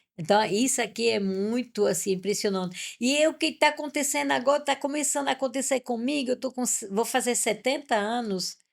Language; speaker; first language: Portuguese; non-native, fluent; French